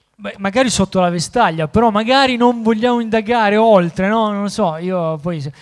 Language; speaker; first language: Italian; native; Italian